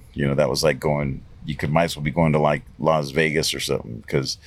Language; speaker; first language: English; native; English